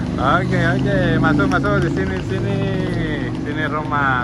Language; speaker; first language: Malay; non-native, fluent; Catalan